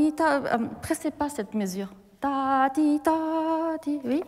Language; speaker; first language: French; non-native, fluent; Japanese